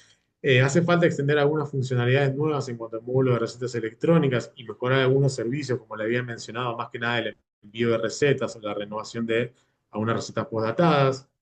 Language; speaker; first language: Spanish; native; Spanish